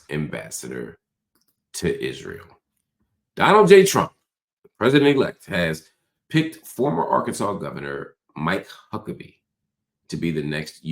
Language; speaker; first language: English; native; English